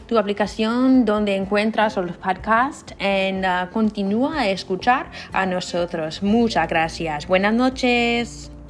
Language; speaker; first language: Spanish; non-native, learner; English